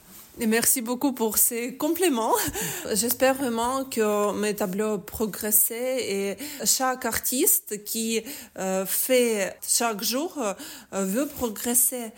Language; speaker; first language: French; non-native, learner; Ukrainian